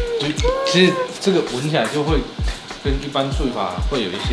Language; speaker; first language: Chinese; native; Chinese